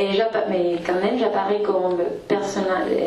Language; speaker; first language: French; non-native, fluent; Spanish